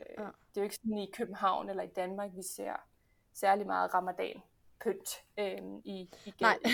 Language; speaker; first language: Danish; early bilingual, heritage; Danish